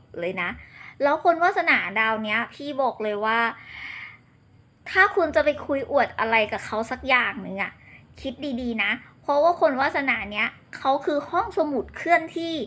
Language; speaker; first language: Thai; native; Thai